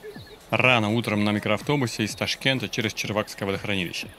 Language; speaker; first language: Russian; native; Russian